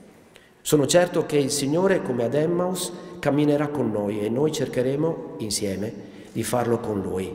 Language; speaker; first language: Italian; native; Italian